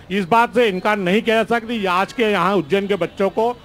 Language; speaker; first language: Hindi; native; Hindi